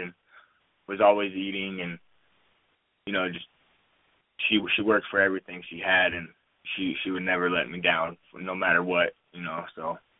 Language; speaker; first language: English; native; English